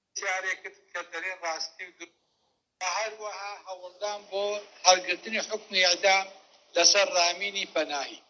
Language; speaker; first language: Central Kurdish; native; Central Kurdish